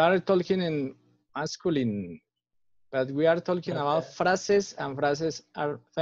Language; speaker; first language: English; non-native, fluent; Spanish